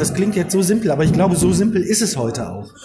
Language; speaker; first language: German; native; German